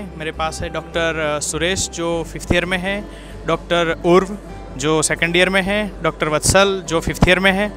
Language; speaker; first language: Hindi; non-native, local second language; Gujarati